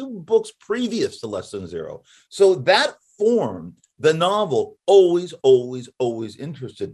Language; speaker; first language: English; native; English